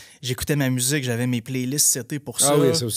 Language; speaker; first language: French; native; French